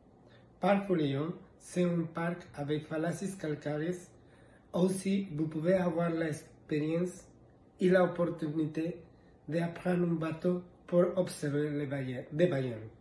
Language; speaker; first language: French; non-native, learner; Spanish